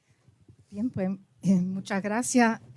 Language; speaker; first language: Spanish; early bilingual, heritage; Spanish